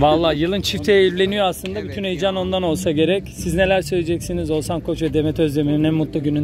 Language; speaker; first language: Turkish; native; Turkish